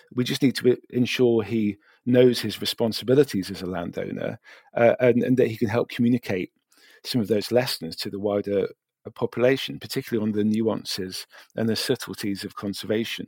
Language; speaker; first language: English; native; English